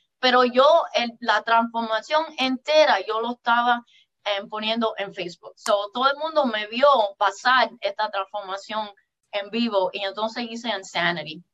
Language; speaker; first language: Spanish; early bilingual, heritage; English